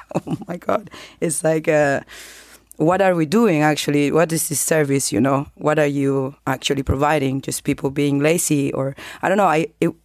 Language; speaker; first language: English; non-native, fluent; Spanish